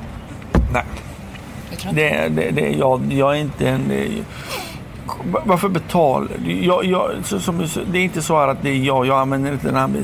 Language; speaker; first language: Swedish; non-native, fluent; Persian